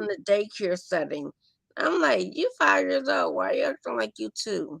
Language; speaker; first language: English; native; English